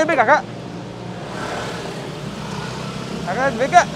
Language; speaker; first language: Indonesian; native; Indonesian